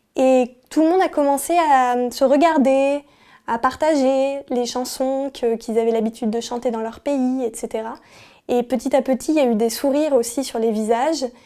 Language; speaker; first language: French; native; French